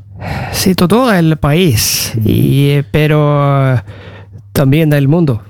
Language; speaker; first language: Spanish; non-native, learner; Norwegian